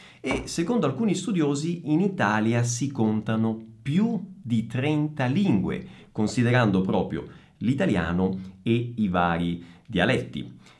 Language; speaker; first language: Italian; native; Italian